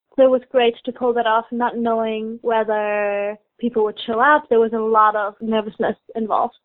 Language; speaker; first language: English; non-native, fluent; German